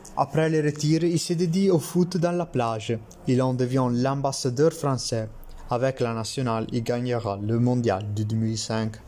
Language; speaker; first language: French; non-native, learner; Italian